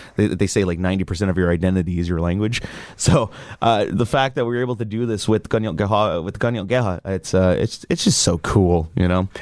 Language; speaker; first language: English; native; English